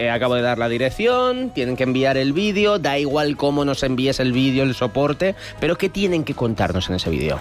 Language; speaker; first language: Spanish; native; Spanish